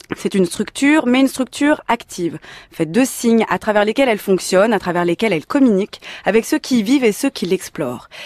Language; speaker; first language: French; native; French